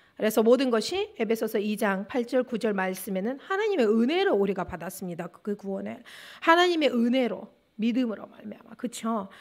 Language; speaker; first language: Korean; non-native, fluent; Russian